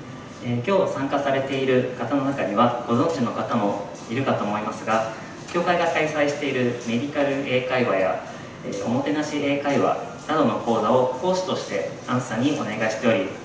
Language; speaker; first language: Japanese; native; Japanese